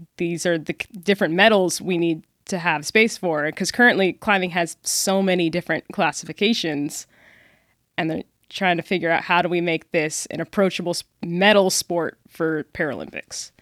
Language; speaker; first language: English; native; English